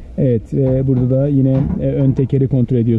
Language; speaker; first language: Turkish; native; Turkish